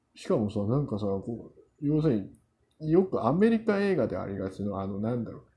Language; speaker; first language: Japanese; non-native, fluent; Korean